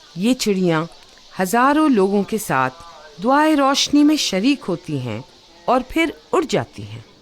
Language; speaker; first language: Urdu; native; Urdu